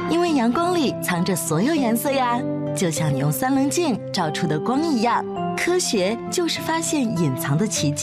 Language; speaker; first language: Chinese; native; Chinese